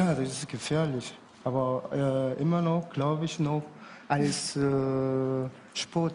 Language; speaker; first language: German; non-native, learner; Korean